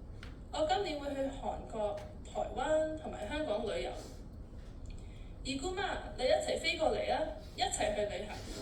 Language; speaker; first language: Cantonese; early bilingual, heritage; Cantonese